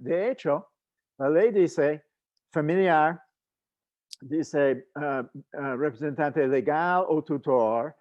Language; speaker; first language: Spanish; non-native, fluent; English